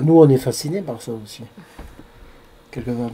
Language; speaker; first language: French; native; French